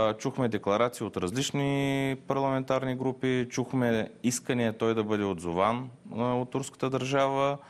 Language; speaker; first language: Bulgarian; non-native, local second language; Turkish